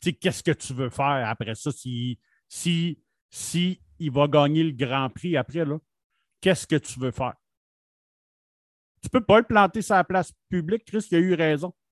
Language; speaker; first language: French; native; French